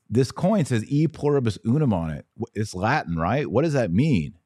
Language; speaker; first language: English; native; English